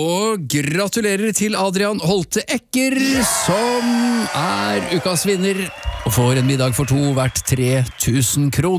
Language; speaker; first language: Norwegian; native; Norwegian